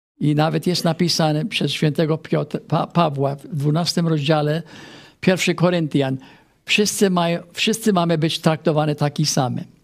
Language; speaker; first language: Polish; non-native, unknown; English